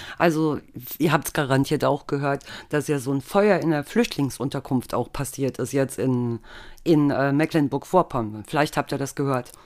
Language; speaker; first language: German; native; German